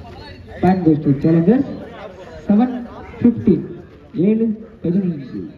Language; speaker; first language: English; non-native, local second language; Tamil